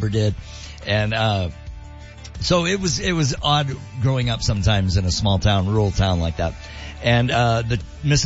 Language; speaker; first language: English; native; English